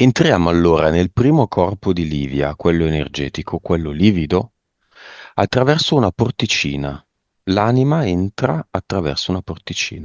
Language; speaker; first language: Italian; native; Italian